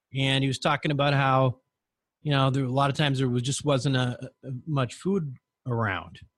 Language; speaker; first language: English; native; English